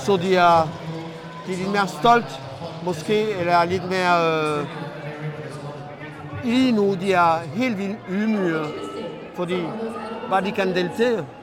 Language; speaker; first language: Danish; non-native, fluent; French